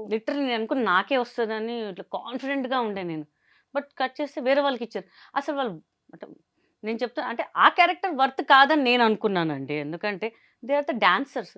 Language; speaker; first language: Telugu; non-native, local second language; Hindi